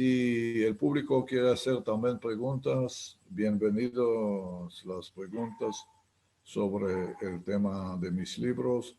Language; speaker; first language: Spanish; non-native, fluent; Hebrew